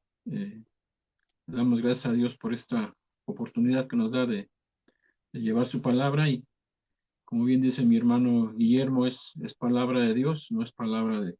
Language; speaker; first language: Spanish; native; Spanish